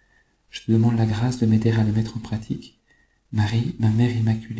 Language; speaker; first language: French; native; French